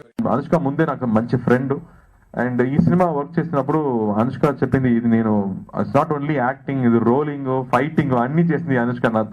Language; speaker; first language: Telugu; non-native, fluent; Tamil